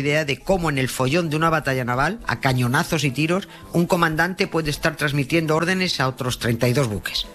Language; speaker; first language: Spanish; native; Spanish